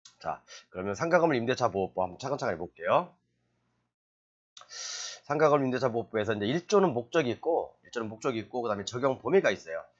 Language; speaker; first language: Korean; native; Korean